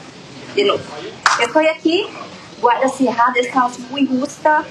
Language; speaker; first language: Spanish; non-native, learner; Portuguese